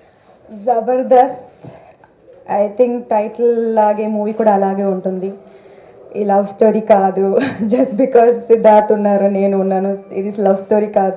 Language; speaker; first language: Telugu; non-native, fluent; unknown